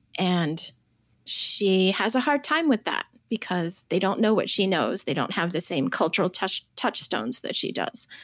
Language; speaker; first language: English; early bilingual, other home language; Chinese